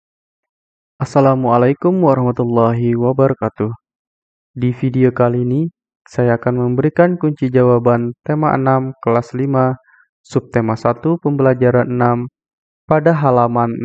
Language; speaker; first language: Indonesian; native; Indonesian